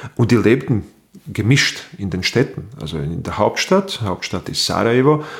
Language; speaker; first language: German; non-native, fluent; Bosnian